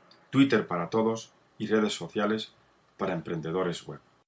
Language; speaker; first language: Spanish; native; Spanish